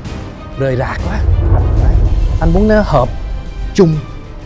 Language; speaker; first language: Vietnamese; early bilingual, heritage; English